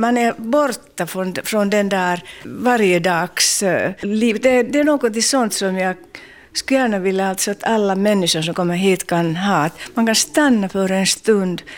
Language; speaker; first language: Swedish; non-native, local second language; Finnish